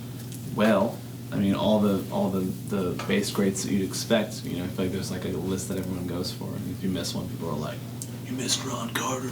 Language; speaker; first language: English; native; English